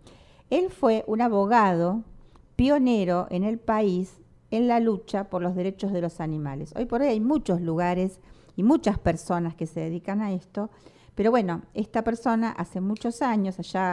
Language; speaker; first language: Spanish; native; Spanish